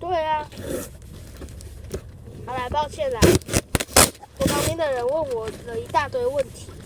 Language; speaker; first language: Chinese; native; Chinese